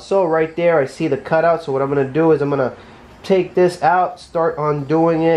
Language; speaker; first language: English; native; English